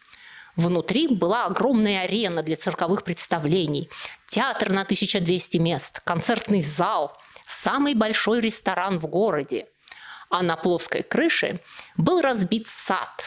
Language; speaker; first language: Russian; native; Russian